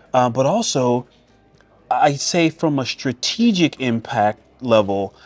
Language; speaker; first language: English; native; English